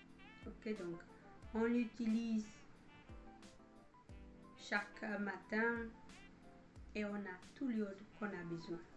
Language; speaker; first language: French; non-native, fluent; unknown